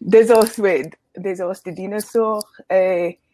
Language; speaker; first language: French; non-native, learner; English